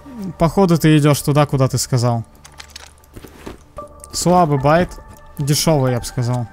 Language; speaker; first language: Russian; native; Russian